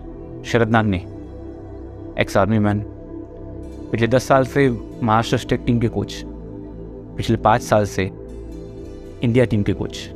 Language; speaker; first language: Hindi; native; Hindi